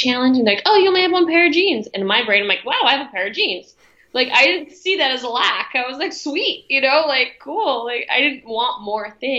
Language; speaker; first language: English; early bilingual, other home language; Russian